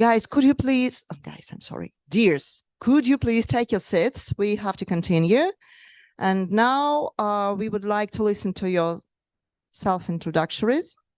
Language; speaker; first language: English; non-native, fluent; Russian